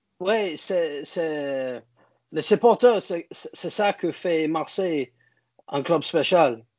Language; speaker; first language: French; non-native, learner; English